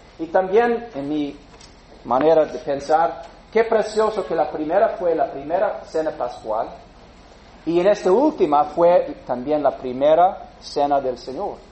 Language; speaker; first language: Spanish; non-native, fluent; English